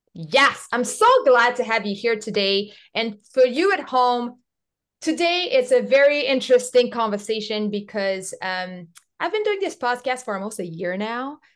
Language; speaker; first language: English; non-native, local second language; French